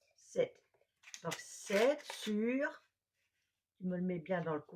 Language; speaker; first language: French; native; French